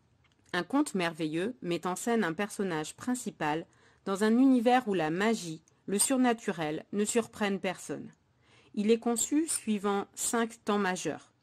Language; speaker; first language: French; native; French